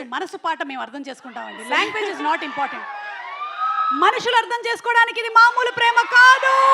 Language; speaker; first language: Telugu; native; Telugu